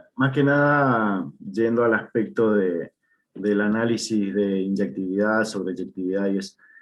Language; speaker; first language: Spanish; native; Spanish